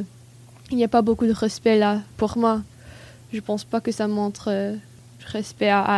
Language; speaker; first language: French; non-native, learner; English